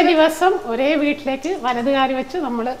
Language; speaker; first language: Malayalam; native; Malayalam